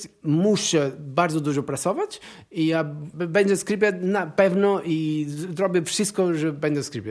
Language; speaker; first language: Polish; non-native, learner; Portuguese